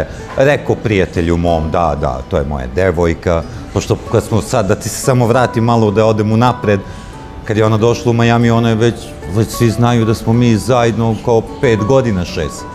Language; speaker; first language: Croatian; early bilingual, heritage; Croatian